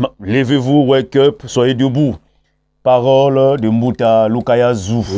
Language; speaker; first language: French; non-native, local second language; Kongo